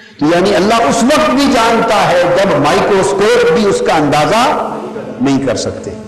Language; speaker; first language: Urdu; non-native, local second language; Punjabi